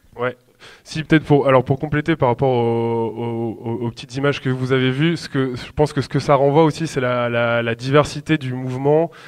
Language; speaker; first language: French; native; French